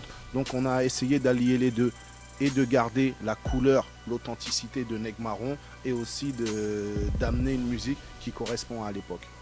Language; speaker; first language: French; native; French